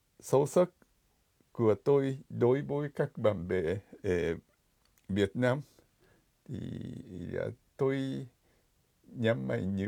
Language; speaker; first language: Vietnamese; non-native, fluent; Japanese